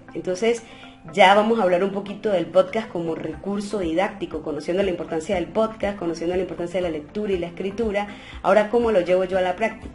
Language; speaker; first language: Spanish; native; Spanish